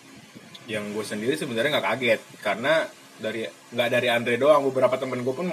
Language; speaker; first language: Indonesian; native; Indonesian